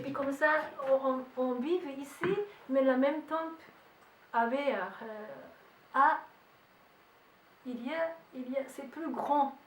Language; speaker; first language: French; non-native, learner; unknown